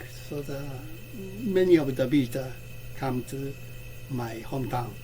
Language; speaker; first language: English; non-native, learner; Japanese